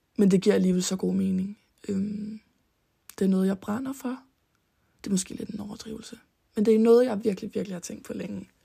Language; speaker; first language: Danish; early bilingual, heritage; Danish